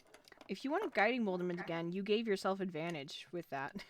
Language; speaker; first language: English; native; English